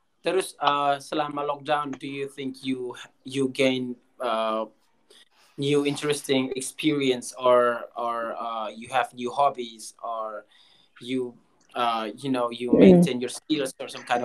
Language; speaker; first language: English; non-native, learner; Indonesian